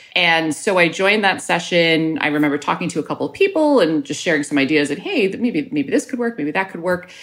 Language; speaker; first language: English; native; English